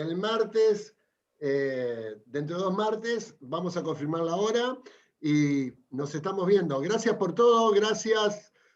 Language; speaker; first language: Spanish; native; Spanish